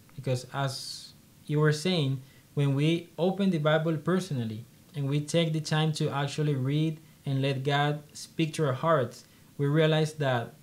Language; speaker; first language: English; non-native, fluent; Spanish